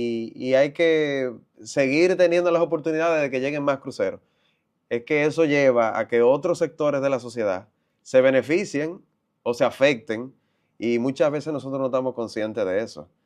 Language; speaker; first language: Spanish; native; Spanish